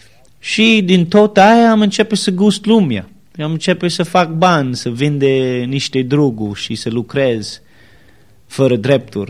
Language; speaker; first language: Romanian; non-native, learner; English